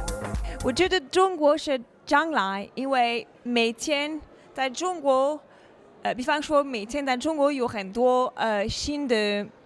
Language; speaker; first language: Chinese; non-native, learner; French